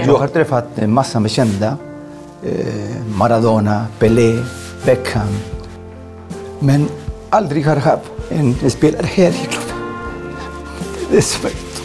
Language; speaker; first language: Swedish; non-native, fluent; Spanish